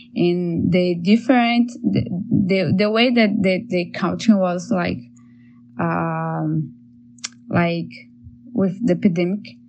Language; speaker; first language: English; non-native, learner; Portuguese